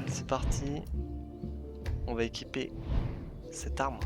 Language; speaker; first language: French; native; French